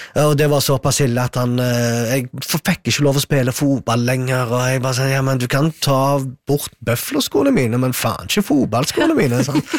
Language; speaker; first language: Norwegian; early bilingual, other home language; Arabic